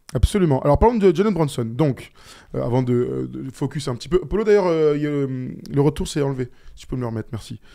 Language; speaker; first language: French; native; French